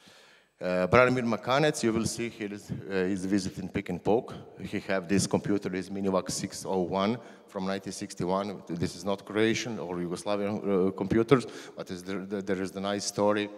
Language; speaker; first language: English; non-native, learner; Croatian